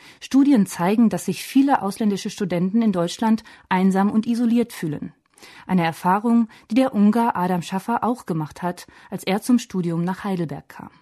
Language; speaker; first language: German; native; German